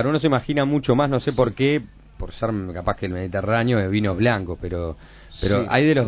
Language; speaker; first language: Spanish; native; Spanish